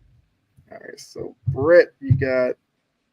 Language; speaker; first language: English; native; English